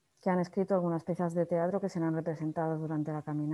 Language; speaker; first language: Spanish; native; Spanish